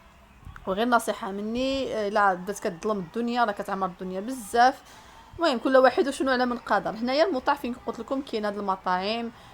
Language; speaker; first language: Arabic; native; Arabic